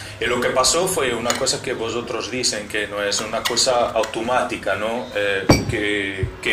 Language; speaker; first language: Spanish; non-native, learner; Portuguese